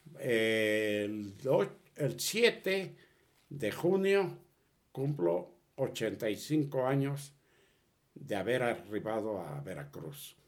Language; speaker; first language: Spanish; early bilingual, other home language; Catalan